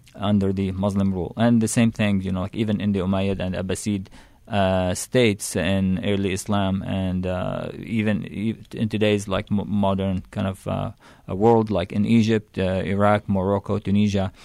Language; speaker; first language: English; non-native, fluent; Arabic